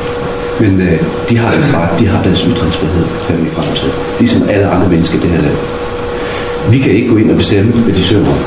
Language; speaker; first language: Danish; native; Danish